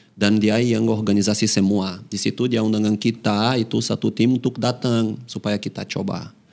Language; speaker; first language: Indonesian; non-native, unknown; Portuguese